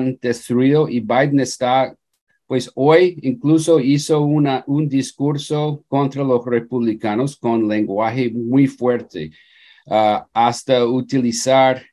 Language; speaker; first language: Spanish; non-native, fluent; English